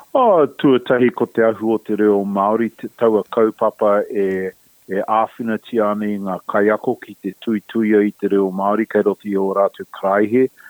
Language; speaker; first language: Māori; non-native, local second language; English